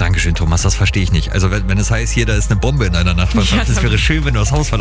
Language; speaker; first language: German; native; German